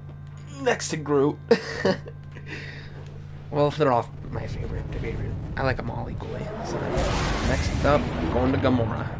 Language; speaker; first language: English; native; English